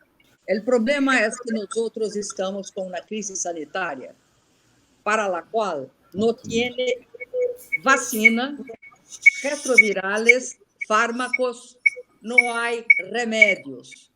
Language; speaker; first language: Spanish; non-native, learner; Portuguese